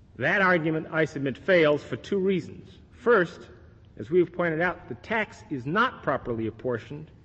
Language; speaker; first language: English; native; English